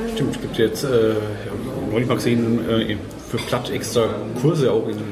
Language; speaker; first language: German; native; German